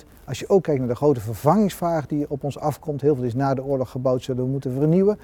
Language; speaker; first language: Dutch; native; Dutch